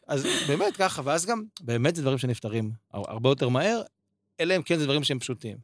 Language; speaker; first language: Hebrew; native; Hebrew